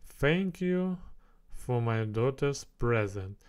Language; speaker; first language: English; non-native, learner; Russian